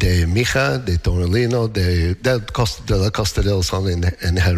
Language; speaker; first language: Spanish; non-native, learner; English